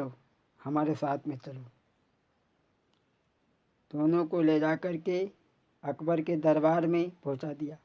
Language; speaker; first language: Hindi; native; Hindi